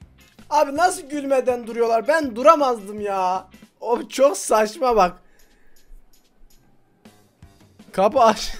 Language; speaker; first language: Turkish; native; Turkish